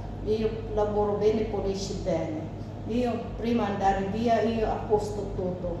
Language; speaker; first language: Italian; non-native, learner; Filipino